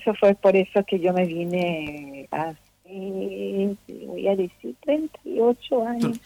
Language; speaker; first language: Spanish; non-native, fluent; French